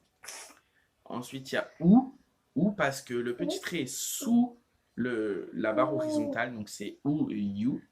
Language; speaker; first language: French; native; French